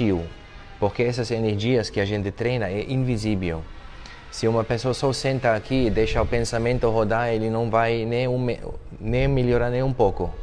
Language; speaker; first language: Portuguese; non-native, fluent; German